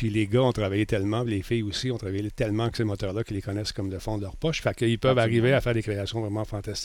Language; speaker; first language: French; native; French